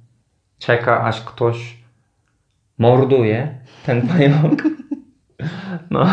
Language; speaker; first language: Polish; non-native, learner; Turkish